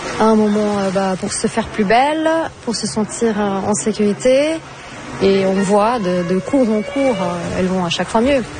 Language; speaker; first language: French; non-native, fluent; Portuguese